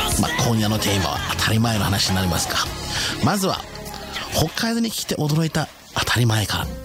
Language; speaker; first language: Japanese; non-native, fluent; English